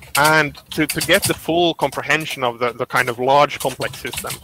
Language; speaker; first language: English; non-native, fluent; Finnish